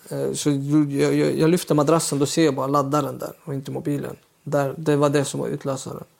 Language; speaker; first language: Swedish; early bilingual, other home language; Uyghur